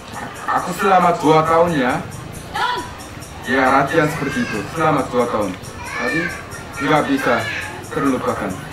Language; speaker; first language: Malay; non-native, fluent; Korean